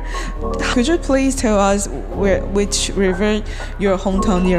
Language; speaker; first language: English; non-native, learner; Chinese